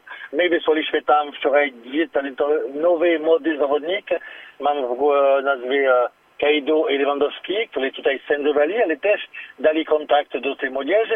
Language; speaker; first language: Polish; non-native, learner; French